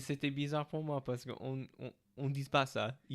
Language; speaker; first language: French; non-native, fluent; English